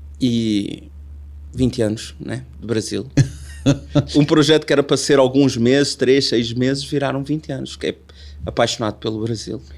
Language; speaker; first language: Portuguese; native; Portuguese